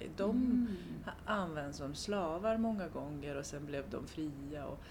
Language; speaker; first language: Swedish; non-native, fluent; Romanian